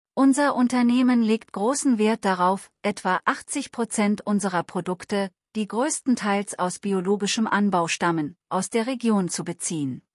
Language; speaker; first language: German; non-native, learner; Telugu